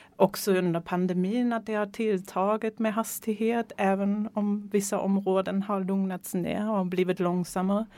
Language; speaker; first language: Swedish; non-native, fluent; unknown